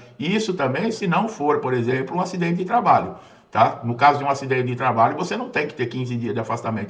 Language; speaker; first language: Portuguese; native; Portuguese